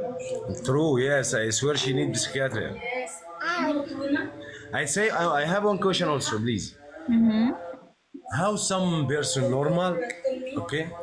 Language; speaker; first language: English; non-native, learner; Arabic